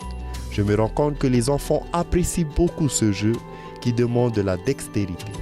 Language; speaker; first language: French; native; French